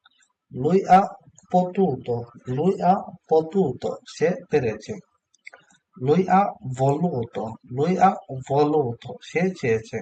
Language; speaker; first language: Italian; non-native, learner; Bangla